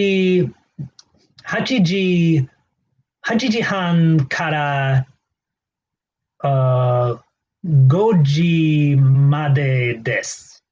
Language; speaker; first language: Japanese; non-native, learner; English